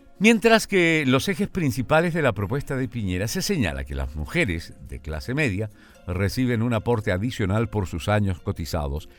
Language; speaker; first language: Spanish; native; Spanish